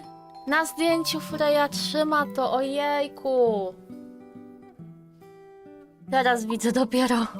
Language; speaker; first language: Polish; native; Polish